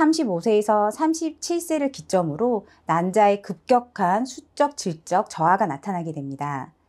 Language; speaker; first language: Korean; native; Korean